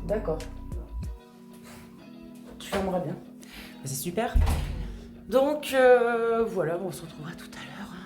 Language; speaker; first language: French; native; French